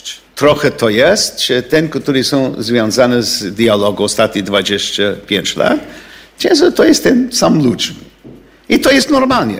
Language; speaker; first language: Polish; non-native, learner; English